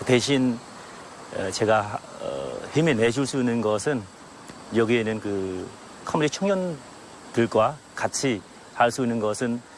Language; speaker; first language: Korean; non-native, learner; Khmer